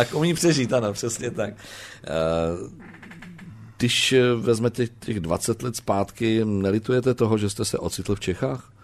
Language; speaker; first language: Czech; native; Czech